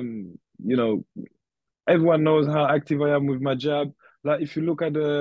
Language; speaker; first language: English; native; English